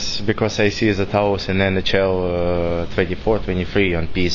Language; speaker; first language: English; non-native, learner; Russian